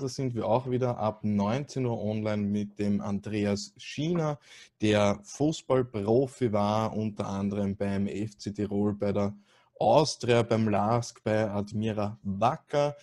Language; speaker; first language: German; native; German